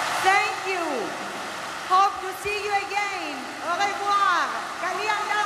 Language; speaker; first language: English; non-native, fluent; Greek